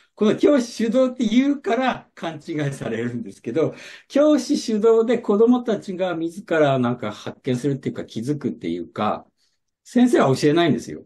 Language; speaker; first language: Japanese; native; Japanese